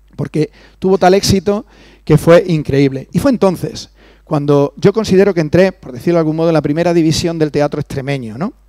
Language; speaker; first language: Spanish; native; Spanish